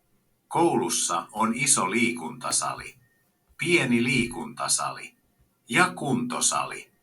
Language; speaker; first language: Finnish; non-native, learner; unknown